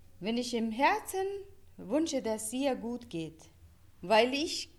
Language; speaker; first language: German; non-native, fluent; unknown